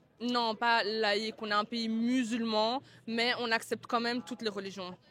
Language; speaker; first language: French; early bilingual, other home language; Arabic